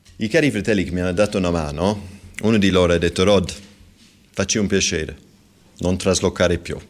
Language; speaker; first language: Italian; non-native, fluent; English